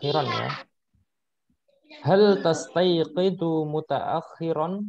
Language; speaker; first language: Arabic; non-native, fluent; Indonesian